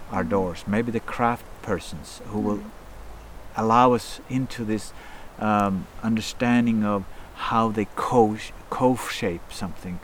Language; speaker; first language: English; non-native, fluent; Norwegian